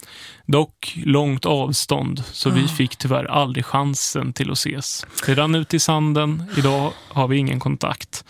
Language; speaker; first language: Swedish; native; Swedish